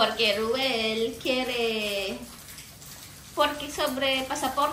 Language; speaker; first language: Spanish; non-native, learner; Filipino